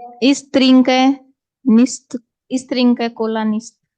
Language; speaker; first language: German; non-native, learner; Hindi